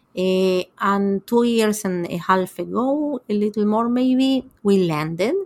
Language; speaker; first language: English; non-native, fluent; Spanish